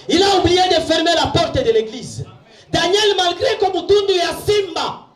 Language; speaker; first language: French; non-native, local second language; Swahili